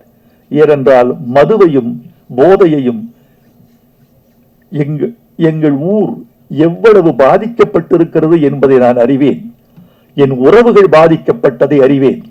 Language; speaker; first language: Tamil; native; Tamil